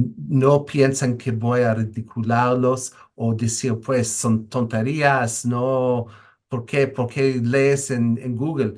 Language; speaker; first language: Spanish; non-native, fluent; English